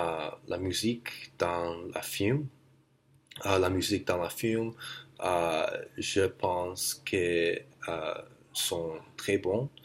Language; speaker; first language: French; non-native, learner; English